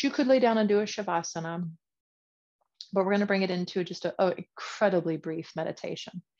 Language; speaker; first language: English; native; English